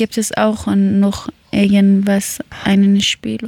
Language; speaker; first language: German; non-native, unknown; Persian